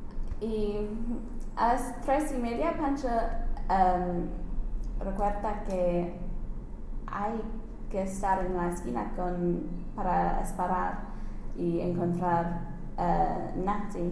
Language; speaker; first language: Spanish; non-native, learner; English